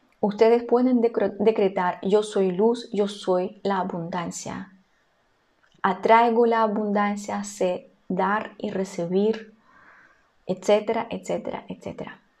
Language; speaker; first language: Spanish; non-native, fluent; Russian